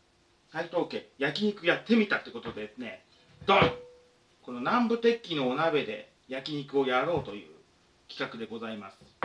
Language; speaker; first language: Japanese; native; Japanese